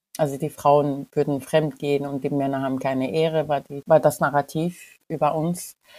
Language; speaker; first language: German; non-native, fluent; Persian